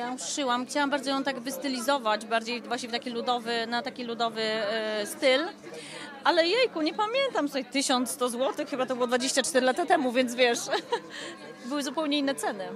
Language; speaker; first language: Polish; native; Polish